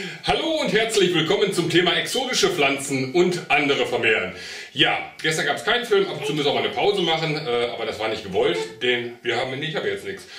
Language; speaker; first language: German; native; German